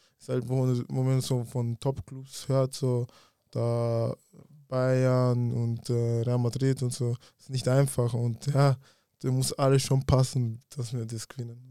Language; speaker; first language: German; early bilingual, other home language; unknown